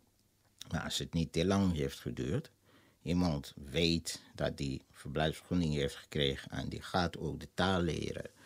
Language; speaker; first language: Dutch; non-native, fluent; Lingala